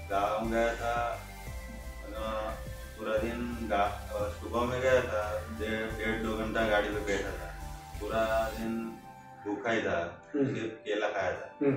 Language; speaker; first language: Hindi; non-native, local second language; Gujarati